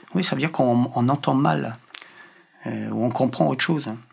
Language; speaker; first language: French; non-native, fluent; Polish